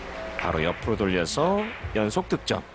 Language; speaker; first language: Korean; native; Korean